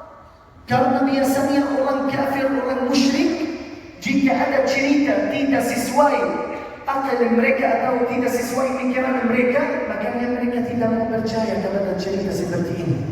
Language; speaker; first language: Indonesian; non-native, fluent; Arabic